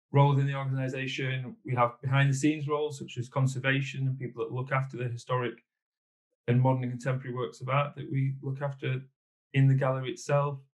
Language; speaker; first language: English; native; English